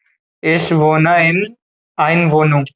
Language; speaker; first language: German; non-native, learner; Hindi